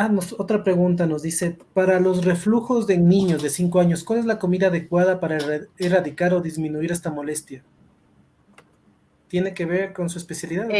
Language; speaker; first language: Spanish; native; Spanish